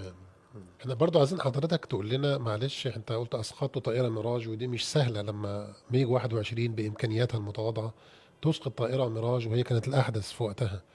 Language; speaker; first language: Arabic; native; Arabic